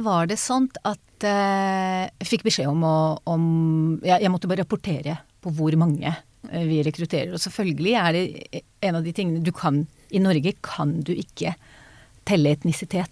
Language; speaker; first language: Norwegian; non-native, fluent; Hebrew